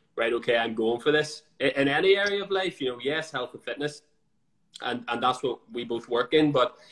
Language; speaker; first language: English; native; English